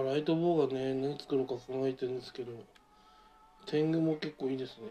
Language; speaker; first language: Japanese; native; Japanese